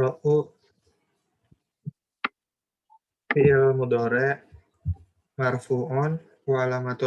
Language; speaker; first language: Arabic; non-native, learner; Indonesian